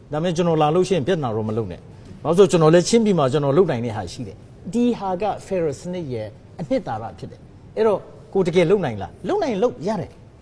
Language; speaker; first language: Burmese; non-native, local second language; Hakha Chin